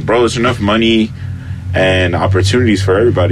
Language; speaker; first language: English; early bilingual, other home language; Spanish